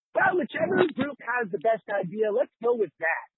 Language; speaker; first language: English; native; English